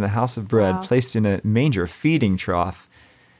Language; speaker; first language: English; native; English